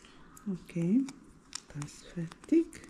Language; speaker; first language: German; early bilingual, heritage; Bosnian